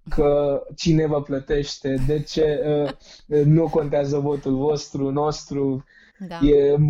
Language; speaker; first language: Romanian; non-native, fluent; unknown